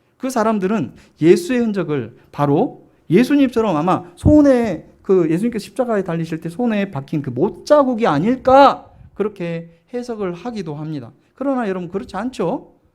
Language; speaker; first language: Korean; native; Korean